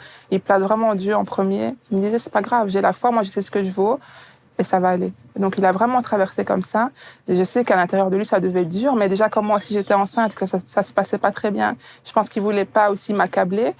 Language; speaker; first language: French; native; French